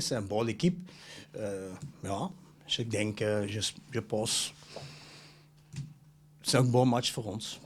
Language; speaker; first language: French; non-native, local second language; Dutch